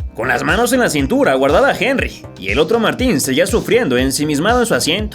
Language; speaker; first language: Spanish; native; Spanish